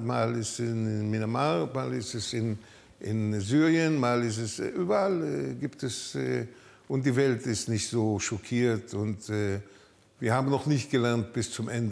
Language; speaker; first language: German; early bilingual, heritage; German